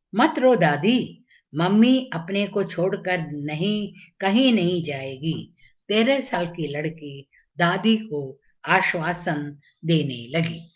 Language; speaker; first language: Hindi; non-native, local second language; Tamil